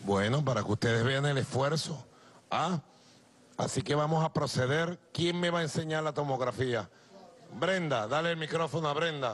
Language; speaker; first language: Spanish; native; Spanish